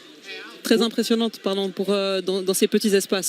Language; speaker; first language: French; native; French